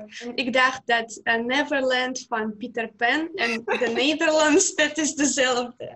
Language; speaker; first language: Dutch; non-native, fluent; Russian